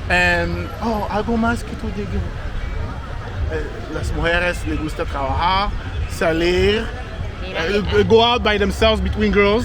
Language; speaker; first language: Spanish; non-native, learner; English